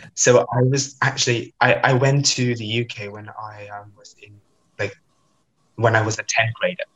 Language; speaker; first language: English; non-native, fluent; Vietnamese